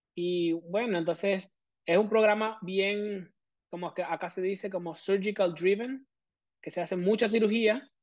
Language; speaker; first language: Spanish; native; Spanish